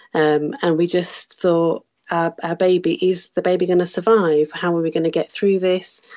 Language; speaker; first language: English; native; English